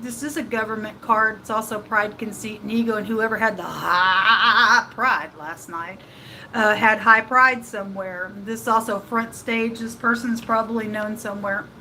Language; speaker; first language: English; native; English